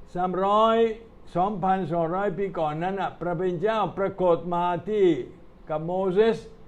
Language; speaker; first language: Thai; non-native, fluent; Italian